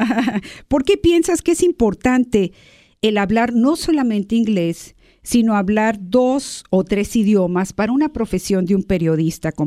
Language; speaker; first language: Spanish; native; Spanish